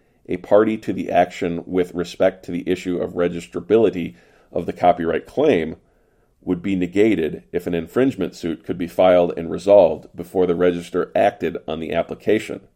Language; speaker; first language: English; native; English